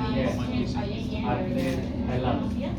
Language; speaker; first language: English; non-native, learner; Arabic